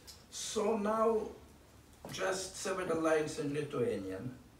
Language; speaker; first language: English; non-native, fluent; Lithuanian